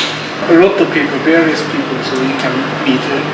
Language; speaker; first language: English; non-native, learner; Japanese